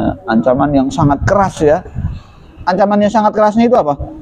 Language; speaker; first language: Indonesian; native; Indonesian